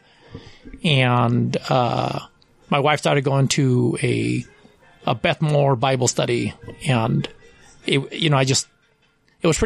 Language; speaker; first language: English; non-native, fluent; Spanish